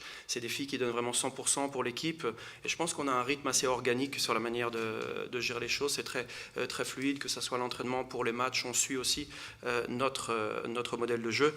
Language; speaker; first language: French; native; French